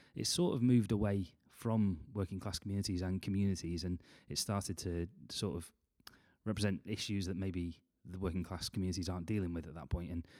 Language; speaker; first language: English; native; English